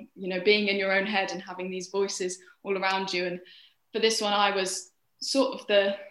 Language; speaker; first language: English; native; English